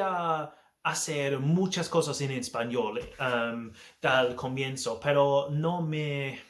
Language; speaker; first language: Spanish; non-native, learner; English